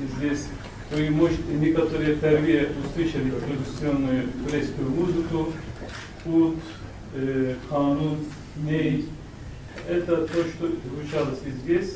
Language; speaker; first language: Russian; non-native, fluent; Turkish